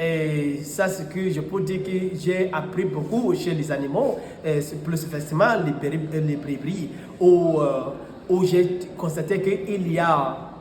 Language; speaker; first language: French; non-native, fluent; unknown